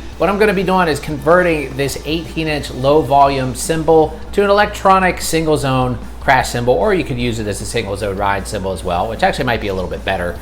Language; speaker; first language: English; native; English